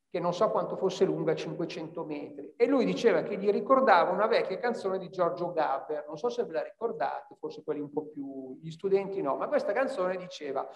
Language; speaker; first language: Italian; native; Italian